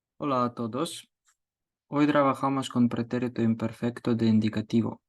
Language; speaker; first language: Spanish; non-native, fluent; Ukrainian